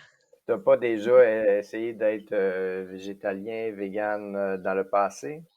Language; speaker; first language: French; native; French